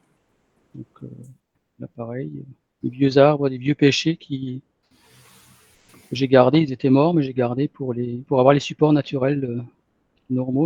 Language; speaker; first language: French; native; French